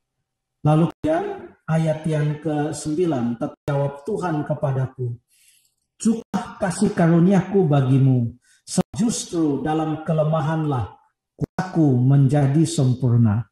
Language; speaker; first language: Indonesian; native; Indonesian